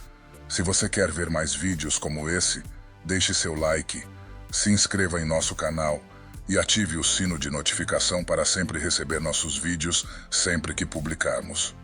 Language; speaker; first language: Portuguese; native; Portuguese